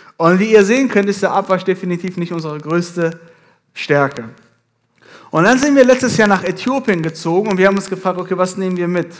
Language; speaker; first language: German; non-native, fluent; Persian